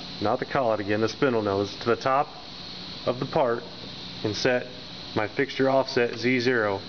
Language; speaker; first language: English; native; English